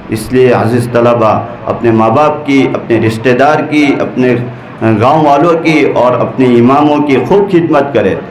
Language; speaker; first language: Urdu; non-native, local second language; Gujarati